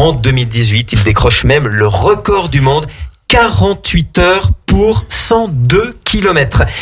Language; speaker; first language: French; native; French